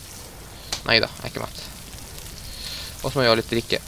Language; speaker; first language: Norwegian; native; Norwegian